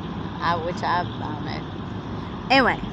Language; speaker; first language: English; native; English